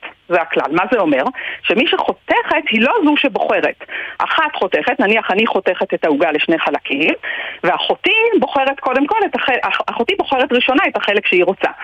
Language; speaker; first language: Hebrew; native; Hebrew